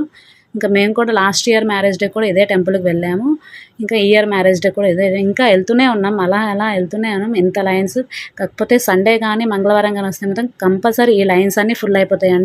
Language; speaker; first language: Telugu; native; Telugu